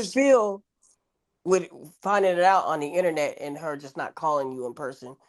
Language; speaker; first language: English; native; English